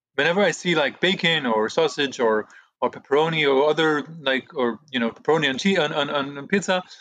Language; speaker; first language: English; early bilingual, other home language; Hebrew